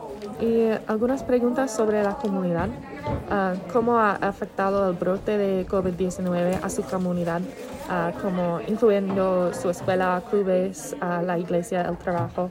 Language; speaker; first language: Spanish; non-native, learner; English